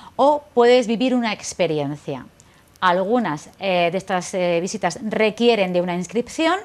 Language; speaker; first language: Spanish; native; Spanish